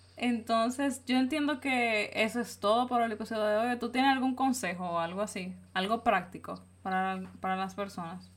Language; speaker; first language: Spanish; native; Spanish